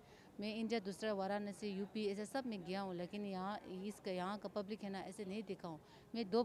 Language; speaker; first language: Hindi; non-native, local second language; Tibetan